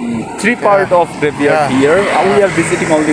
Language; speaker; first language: English; non-native, learner; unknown